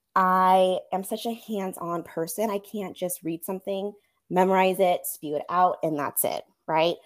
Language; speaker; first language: English; native; English